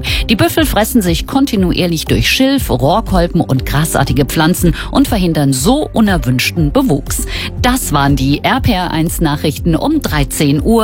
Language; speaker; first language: German; native; German